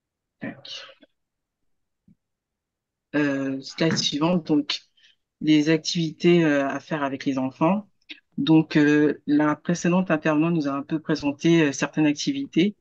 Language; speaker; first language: French; native; French